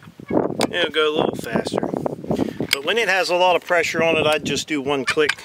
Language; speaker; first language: English; native; English